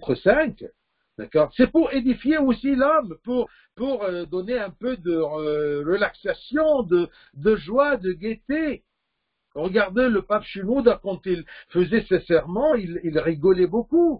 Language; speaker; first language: French; non-native, fluent; Arabic